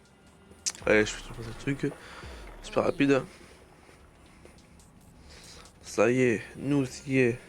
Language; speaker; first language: French; native; French